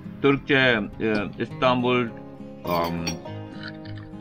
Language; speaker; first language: Turkish; non-native, learner; Hindi